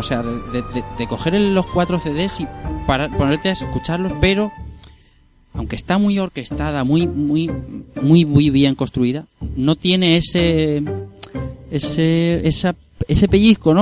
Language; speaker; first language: Spanish; native; Spanish